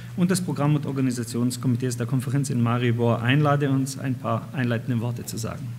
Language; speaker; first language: German; non-native, fluent; Slovenian